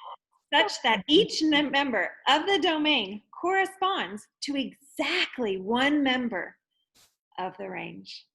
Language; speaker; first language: English; native; English